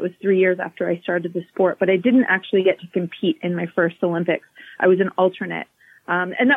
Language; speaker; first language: English; native; English